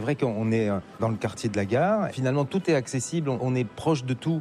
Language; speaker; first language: French; native; French